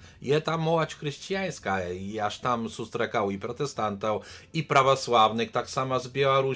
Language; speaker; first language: Polish; non-native, learner; Belarusian